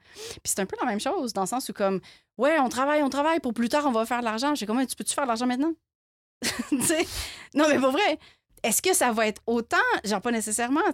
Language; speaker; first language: French; native; French